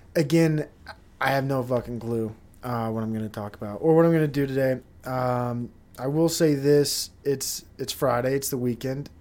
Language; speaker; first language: English; native; English